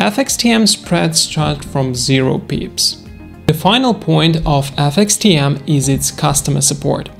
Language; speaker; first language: English; non-native, fluent; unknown